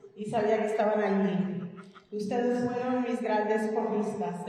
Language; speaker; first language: Spanish; early bilingual, heritage; Spanish